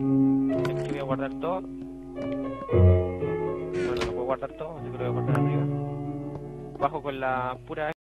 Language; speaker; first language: Spanish; native; Spanish